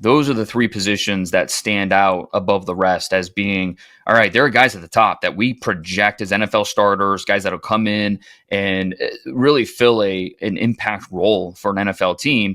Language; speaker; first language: English; native; English